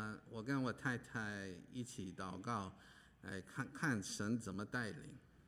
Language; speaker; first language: Chinese; non-native, fluent; English